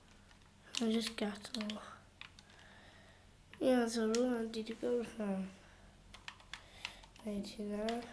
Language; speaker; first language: Welsh; non-native, local second language; English